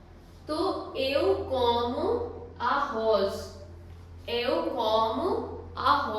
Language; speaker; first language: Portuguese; non-native, fluent; Hindi